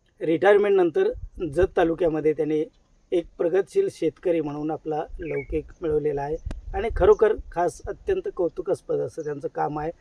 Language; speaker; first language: Marathi; native; Marathi